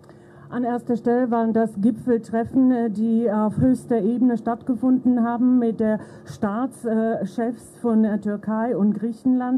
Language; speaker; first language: German; non-native, fluent; Bulgarian